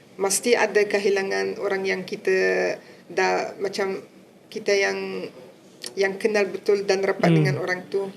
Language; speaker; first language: Malay; non-native, fluent; Arabic